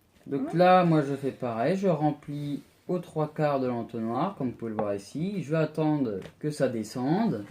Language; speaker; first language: French; native; French